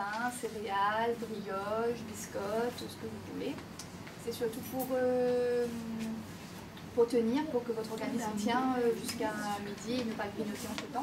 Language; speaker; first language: French; native; French